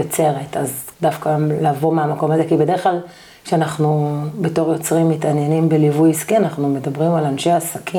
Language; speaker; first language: Hebrew; native; Hebrew